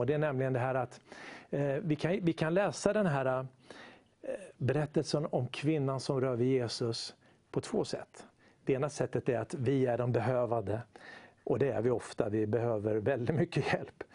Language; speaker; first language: Swedish; native; Swedish